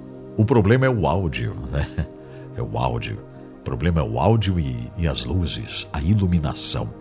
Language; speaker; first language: Portuguese; native; Portuguese